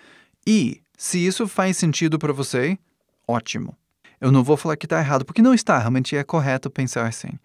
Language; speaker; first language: Portuguese; non-native, fluent; English